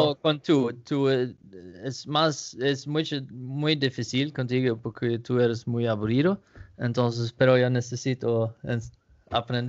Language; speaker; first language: Spanish; non-native, learner; Danish